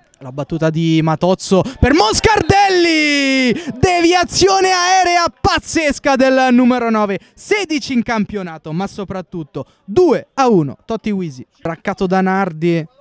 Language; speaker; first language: Italian; native; Italian